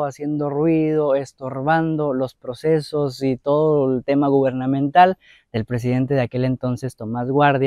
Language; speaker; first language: Spanish; native; Spanish